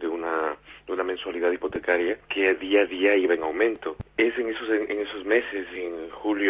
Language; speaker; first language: Spanish; native; Spanish